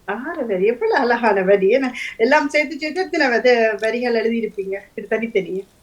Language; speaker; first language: Tamil; native; Tamil